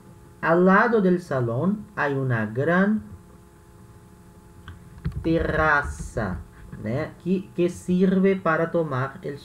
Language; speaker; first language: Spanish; non-native, fluent; Portuguese